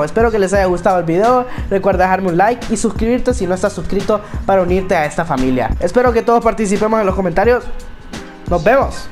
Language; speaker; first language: Spanish; native; Spanish